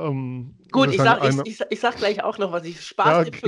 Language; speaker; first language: German; native; German